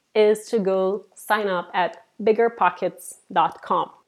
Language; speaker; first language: English; non-native, fluent; Portuguese